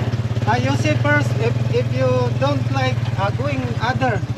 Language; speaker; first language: English; non-native, local second language; Cebuano